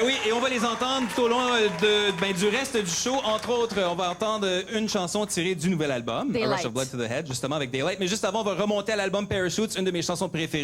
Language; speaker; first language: French; native; French